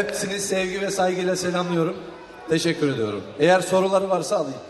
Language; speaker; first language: Turkish; native; Turkish